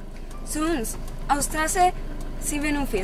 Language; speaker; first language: German; non-native, learner; Spanish